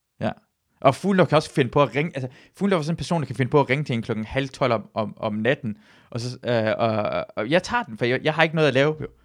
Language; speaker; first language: Danish; early bilingual, other home language; Persian